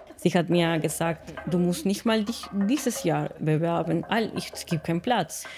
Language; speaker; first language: German; non-native, fluent; Russian